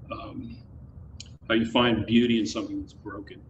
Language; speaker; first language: English; native; English